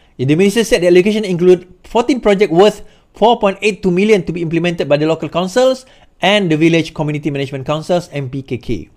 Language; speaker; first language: English; non-native, local second language; Malay